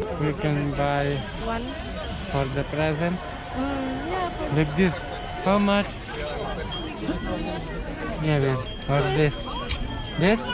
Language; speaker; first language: English; non-native, learner; Polish